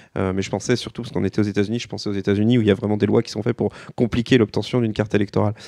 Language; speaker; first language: French; native; French